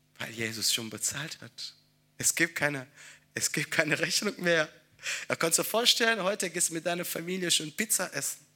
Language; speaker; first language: German; non-native, fluent; Italian